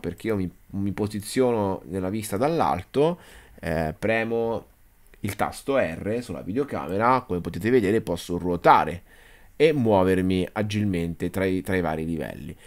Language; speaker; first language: Italian; native; Italian